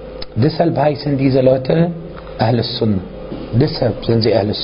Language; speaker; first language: German; non-native, fluent; Arabic